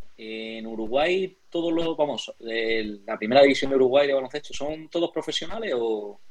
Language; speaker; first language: Spanish; native; Spanish